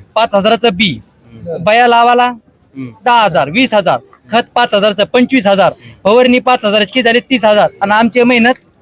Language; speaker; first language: Marathi; native; Marathi